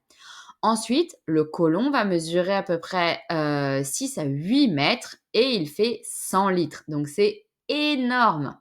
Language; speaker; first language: French; native; French